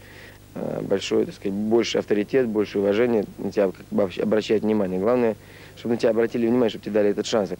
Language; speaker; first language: Russian; native; Russian